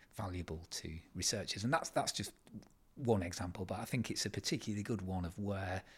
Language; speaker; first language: English; native; English